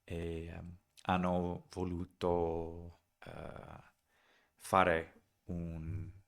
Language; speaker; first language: Italian; non-native, learner; English